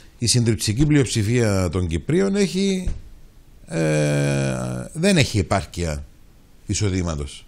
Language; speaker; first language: Greek; native; Greek